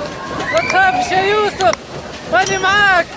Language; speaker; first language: Arabic; native; Arabic